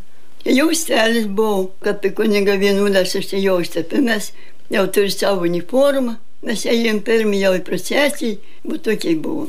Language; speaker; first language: Lithuanian; native; Lithuanian